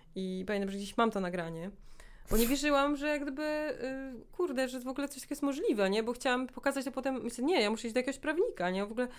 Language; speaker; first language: Polish; native; Polish